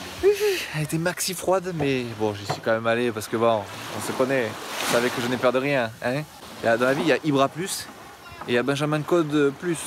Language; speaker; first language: French; native; French